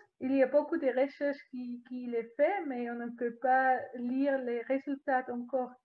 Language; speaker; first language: French; non-native, learner; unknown